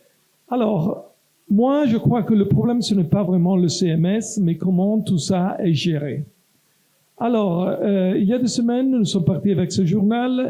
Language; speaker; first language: French; non-native, local second language; Italian